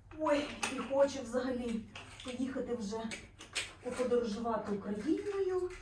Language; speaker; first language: Ukrainian; non-native, local second language; Russian